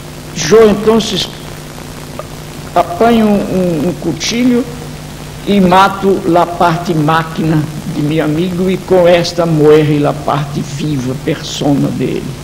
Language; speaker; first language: Spanish; non-native, fluent; Portuguese